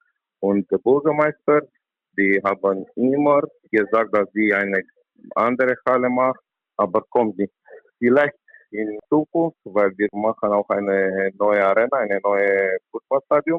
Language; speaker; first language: German; non-native, learner; Romanian